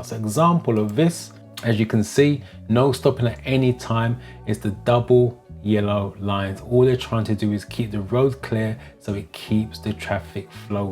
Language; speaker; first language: English; native; English